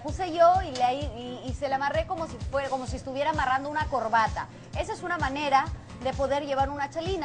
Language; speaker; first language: Spanish; native; Spanish